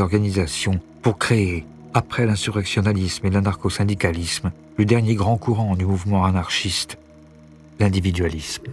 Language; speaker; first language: French; native; French